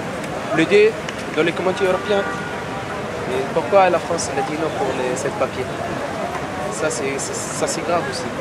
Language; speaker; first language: French; non-native, learner; Arabic